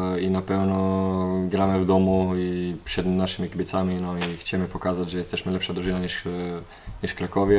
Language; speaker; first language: Polish; non-native, learner; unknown